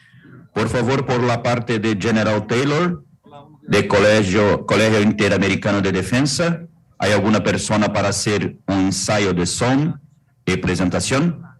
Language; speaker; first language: Spanish; non-native, learner; Portuguese